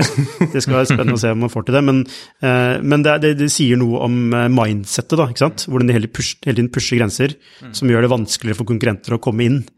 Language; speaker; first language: Norwegian; native; Norwegian